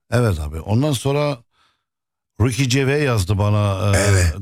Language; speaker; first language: Turkish; non-native, fluent; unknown